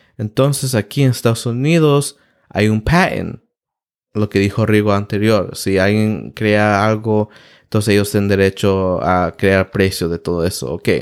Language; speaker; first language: Spanish; early bilingual, heritage; Spanish